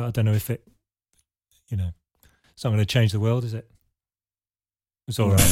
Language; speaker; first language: English; native; English